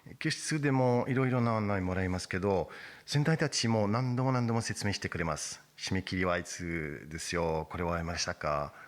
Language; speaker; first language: Japanese; non-native, learner; French